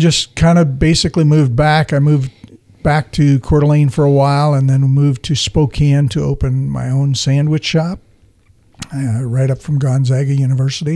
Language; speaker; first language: English; native; English